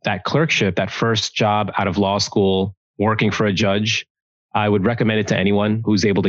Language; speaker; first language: English; native; English